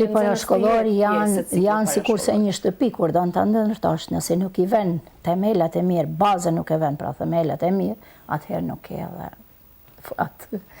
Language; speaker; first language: Albanian; native; Albanian